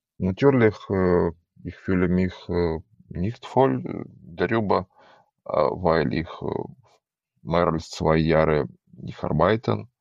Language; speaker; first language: German; non-native, learner; Ukrainian